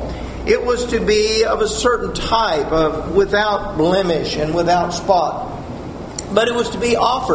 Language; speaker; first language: English; native; English